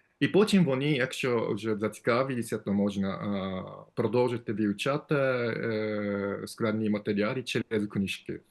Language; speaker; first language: Ukrainian; non-native, fluent; Japanese